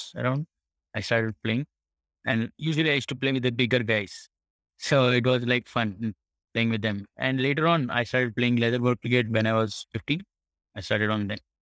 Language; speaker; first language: English; non-native, local second language; Marathi